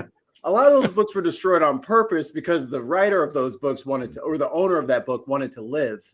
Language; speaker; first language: English; native; English